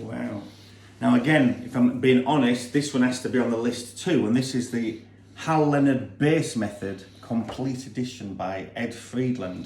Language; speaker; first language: English; native; English